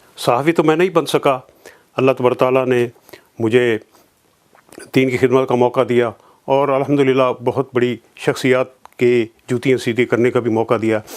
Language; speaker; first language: Urdu; non-native, local second language; Punjabi